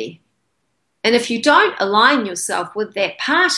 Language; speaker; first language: English; native; English